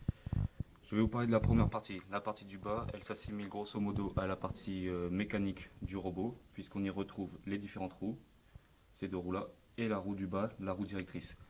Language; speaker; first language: French; native; French